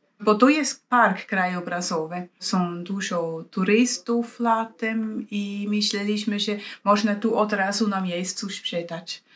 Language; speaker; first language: Polish; non-native, fluent; German